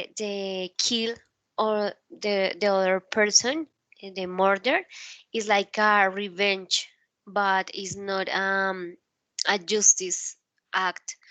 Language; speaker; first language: English; non-native, learner; Spanish